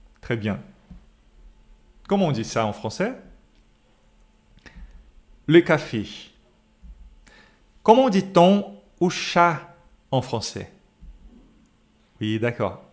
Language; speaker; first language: French; non-native, fluent; Portuguese